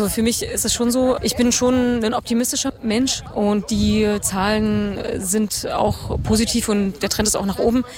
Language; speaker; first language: German; native; German